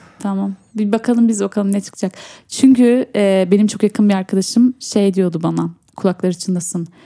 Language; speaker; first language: Turkish; early bilingual, heritage; Turkish